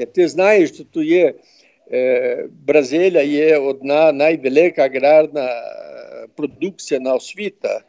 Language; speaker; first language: Ukrainian; early bilingual, heritage; Ukrainian